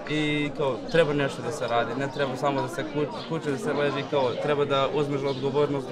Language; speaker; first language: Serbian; non-native, fluent; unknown